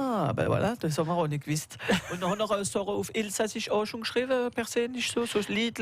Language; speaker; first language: German; native; German